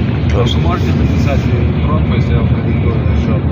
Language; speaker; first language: Russian; native; Russian